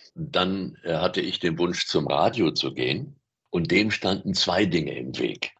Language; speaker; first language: German; native; German